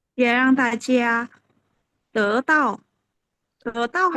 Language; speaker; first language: Chinese; non-native, learner; Khmer